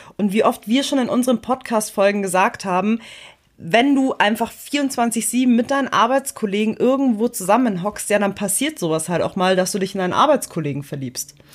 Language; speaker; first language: German; native; German